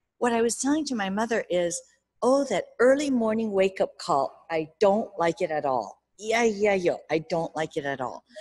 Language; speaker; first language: English; early bilingual, other home language; Japanese